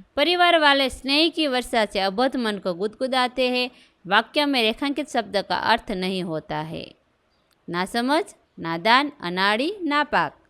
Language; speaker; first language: Hindi; non-native, local second language; Gujarati